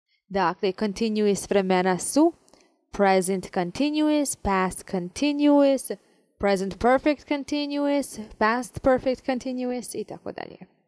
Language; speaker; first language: English; non-native, fluent; Serbian